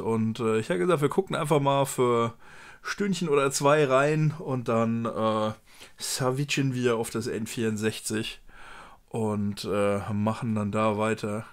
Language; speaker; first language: German; native; German